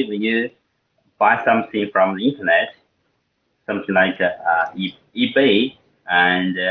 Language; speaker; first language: English; non-native, learner; Chinese